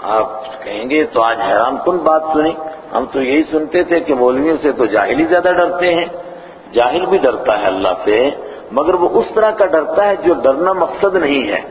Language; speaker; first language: Urdu; native; Urdu